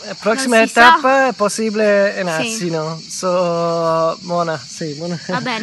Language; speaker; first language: Italian; non-native, learner; Spanish